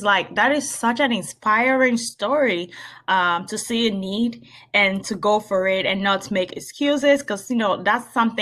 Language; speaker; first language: English; non-native, local second language; Yoruba